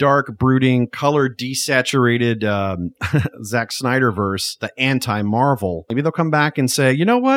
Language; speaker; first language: English; native; English